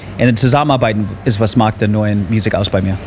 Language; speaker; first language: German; non-native, learner; English